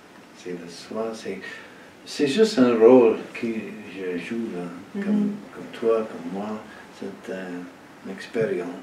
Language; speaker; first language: French; non-native, learner; English